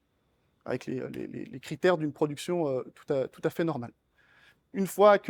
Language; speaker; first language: French; native; French